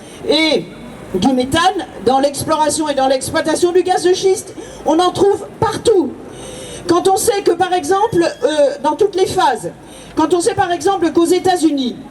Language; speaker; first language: French; native; French